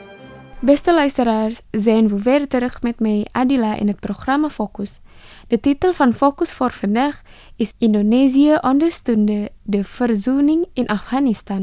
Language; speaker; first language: Dutch; non-native, fluent; Indonesian